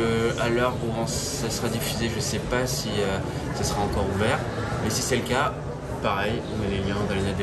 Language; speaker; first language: French; native; French